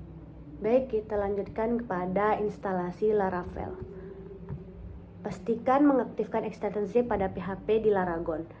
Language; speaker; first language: Indonesian; native; Indonesian